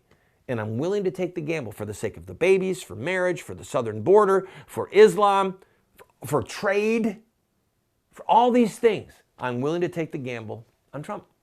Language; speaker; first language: English; native; English